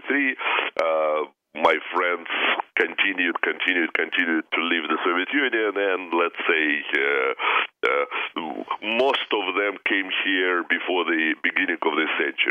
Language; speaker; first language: English; non-native, fluent; Russian